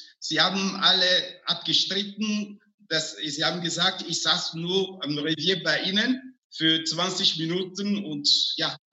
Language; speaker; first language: German; non-native, fluent; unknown